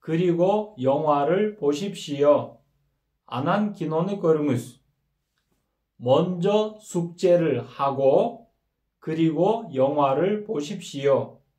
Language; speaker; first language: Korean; non-native, fluent; Kyrgyz